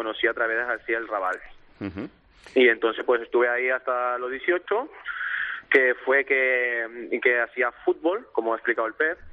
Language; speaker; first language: Spanish; native; Spanish